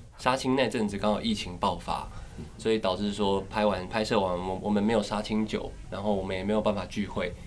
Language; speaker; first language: Chinese; native; Chinese